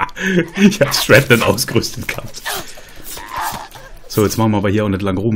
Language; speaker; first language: German; native; German